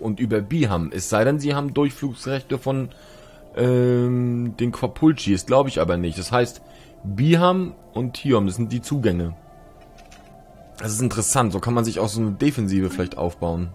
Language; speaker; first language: German; native; German